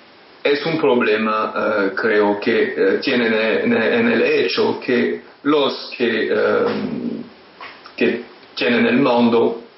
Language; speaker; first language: Spanish; non-native, fluent; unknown